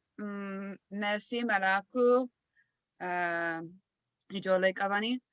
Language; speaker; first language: Oromo; non-native, learner; English